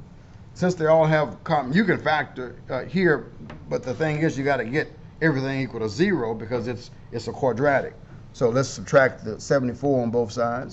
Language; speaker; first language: English; native; English